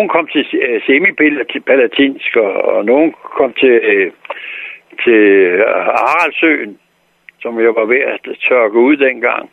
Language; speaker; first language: Danish; native; Danish